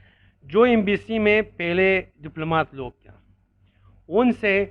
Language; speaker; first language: Hindi; non-native, learner; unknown